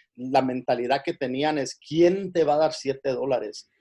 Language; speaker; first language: Spanish; early bilingual, heritage; Spanish